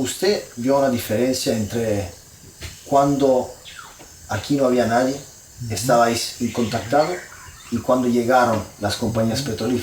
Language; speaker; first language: Spanish; non-native, learner; Italian